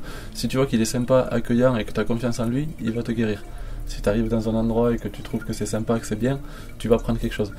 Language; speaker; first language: French; native; French